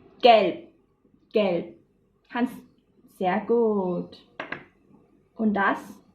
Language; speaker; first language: German; non-native, fluent; Thai